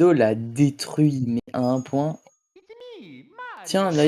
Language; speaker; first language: French; native; French